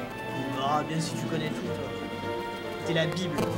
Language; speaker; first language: French; native; French